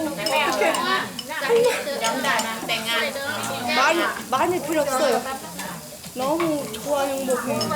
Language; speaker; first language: Korean; non-native, learner; Thai